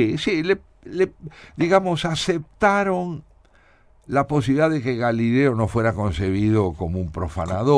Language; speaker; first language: Spanish; native; Spanish